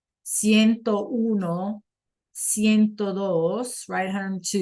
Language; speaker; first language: Spanish; non-native, fluent; English